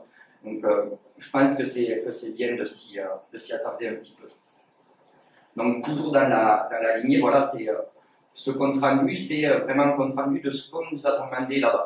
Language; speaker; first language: French; native; French